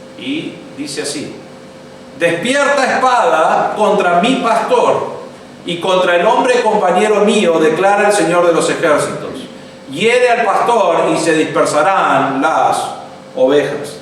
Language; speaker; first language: Spanish; native; Spanish